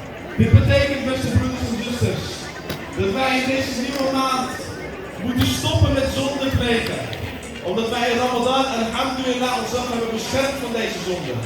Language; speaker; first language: Dutch; early bilingual, other home language; Indonesian